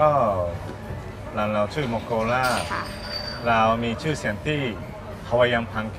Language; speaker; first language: Thai; non-native, learner; Japanese